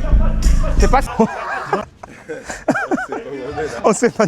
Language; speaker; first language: French; native; French